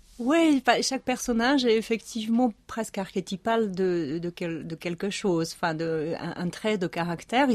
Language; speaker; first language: French; non-native, fluent; Czech